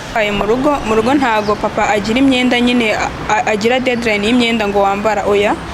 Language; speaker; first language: Kinyarwanda; native; Kinyarwanda